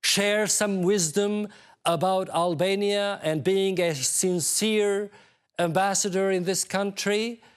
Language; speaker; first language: English; non-native, fluent; Albanian